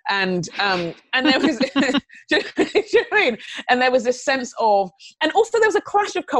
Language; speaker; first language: English; native; English